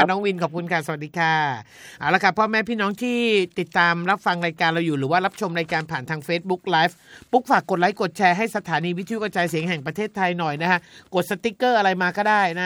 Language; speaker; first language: Thai; native; Thai